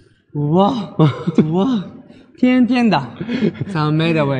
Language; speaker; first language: Chinese; non-native, learner; Japanese